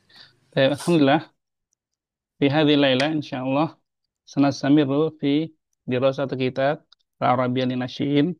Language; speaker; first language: Arabic; non-native, fluent; Indonesian